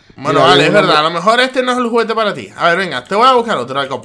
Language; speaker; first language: Spanish; native; Spanish